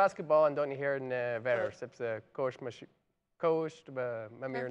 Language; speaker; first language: Albanian; non-native, learner; English